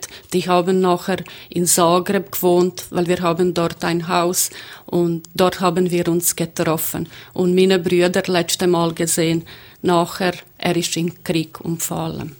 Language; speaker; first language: German; non-native, learner; Croatian